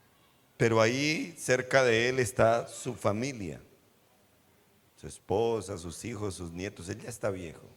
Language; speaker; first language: Spanish; native; Spanish